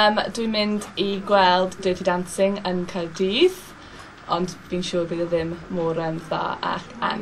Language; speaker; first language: Welsh; non-native, local second language; English